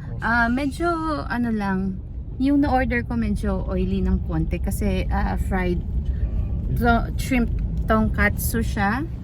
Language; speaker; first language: Filipino; native; Filipino